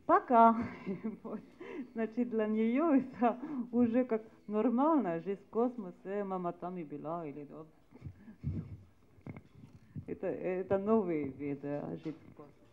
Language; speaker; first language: Russian; non-native, fluent; French